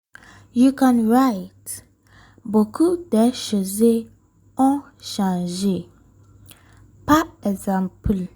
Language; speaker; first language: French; non-native, fluent; English